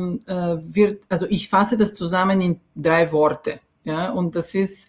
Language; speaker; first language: German; non-native, fluent; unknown